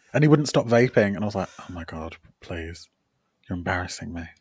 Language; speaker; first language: English; native; English